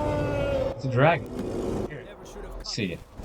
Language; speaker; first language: English; native; English